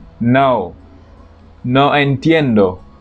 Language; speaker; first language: Spanish; non-native, fluent; Wolof